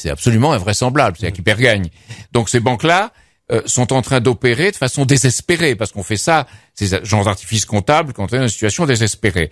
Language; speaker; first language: French; native; French